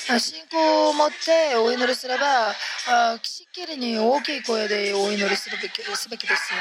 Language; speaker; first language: Japanese; non-native, fluent; Korean